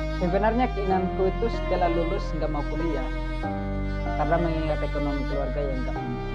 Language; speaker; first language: Indonesian; non-native, local second language; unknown